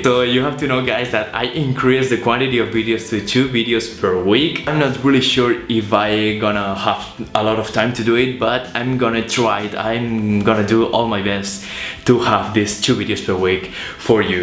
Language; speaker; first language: English; non-native, fluent; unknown